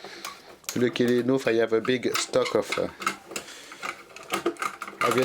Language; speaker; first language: English; non-native, fluent; French